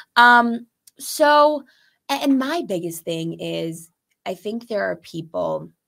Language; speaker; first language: English; native; English